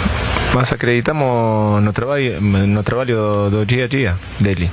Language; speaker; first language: Portuguese; non-native, fluent; Spanish